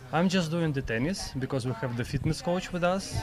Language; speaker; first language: English; non-native, learner; Ukrainian